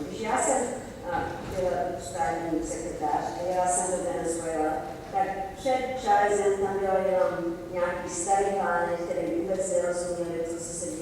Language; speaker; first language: Czech; early bilingual, heritage; Czech